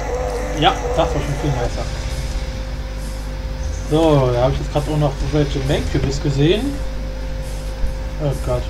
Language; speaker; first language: German; native; German